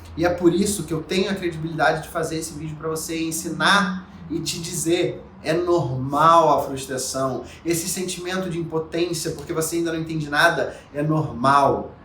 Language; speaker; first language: Portuguese; native; Portuguese